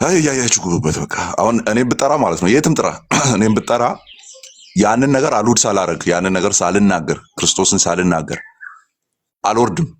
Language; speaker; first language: Amharic; non-native, local second language; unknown